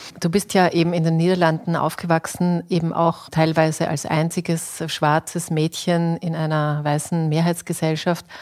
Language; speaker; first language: German; native; German